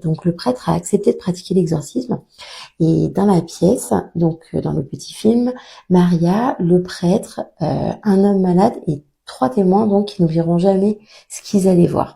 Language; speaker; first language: French; native; French